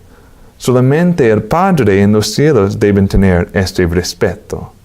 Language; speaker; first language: Spanish; non-native, fluent; English